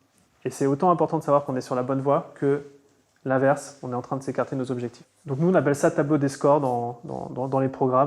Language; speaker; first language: French; native; French